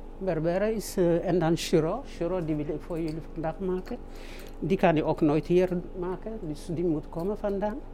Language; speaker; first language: Dutch; non-native, learner; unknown